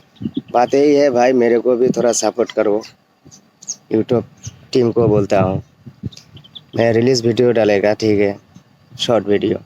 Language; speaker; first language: Hindi; non-native, local second language; Bangla